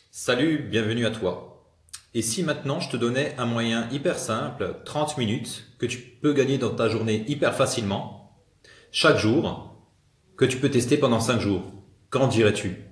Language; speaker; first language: French; native; French